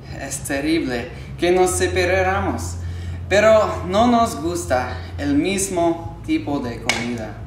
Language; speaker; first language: Spanish; non-native, learner; English